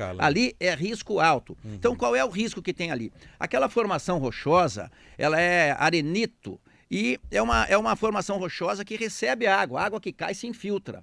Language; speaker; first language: Portuguese; native; Portuguese